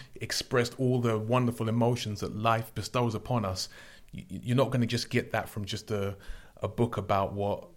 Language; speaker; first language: English; native; English